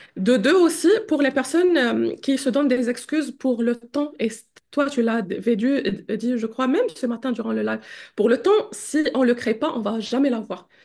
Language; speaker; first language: French; non-native, local second language; Arabic